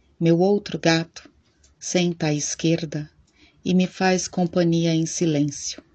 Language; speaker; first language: Portuguese; native; Portuguese